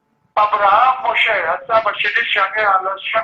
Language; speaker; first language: Hebrew; early bilingual, other home language; Arabic